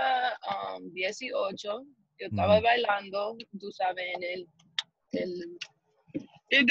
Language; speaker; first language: Spanish; early bilingual, heritage; English